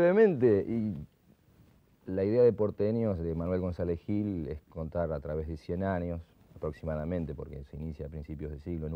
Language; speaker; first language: Spanish; native; Spanish